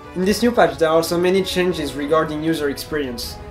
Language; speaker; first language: English; non-native, fluent; French